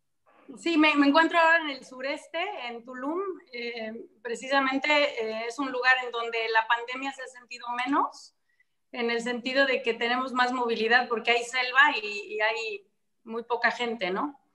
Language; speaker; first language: Spanish; native; Spanish